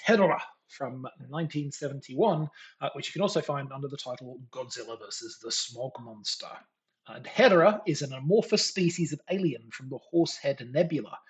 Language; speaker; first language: English; native; English